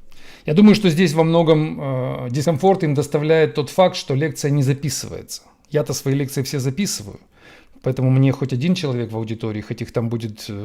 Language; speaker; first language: Russian; native; Russian